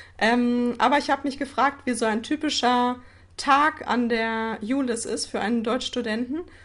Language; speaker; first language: German; native; German